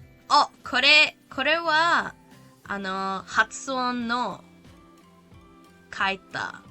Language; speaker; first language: Japanese; non-native, learner; English